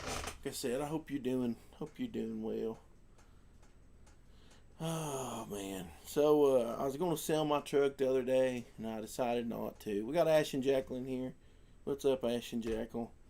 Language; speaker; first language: English; native; English